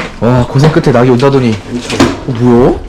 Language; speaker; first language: Korean; native; Korean